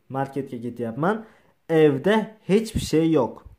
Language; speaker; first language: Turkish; non-native, learner; Uzbek